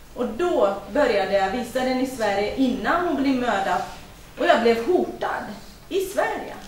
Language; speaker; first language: Swedish; non-native, fluent; Kurdish